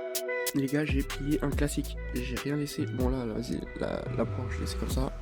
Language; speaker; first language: French; native; French